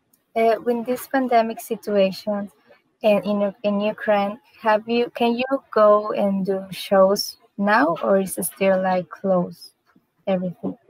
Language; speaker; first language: English; non-native, learner; Spanish